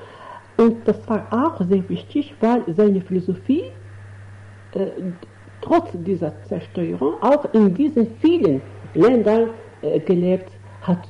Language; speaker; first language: German; non-native, fluent; Arabic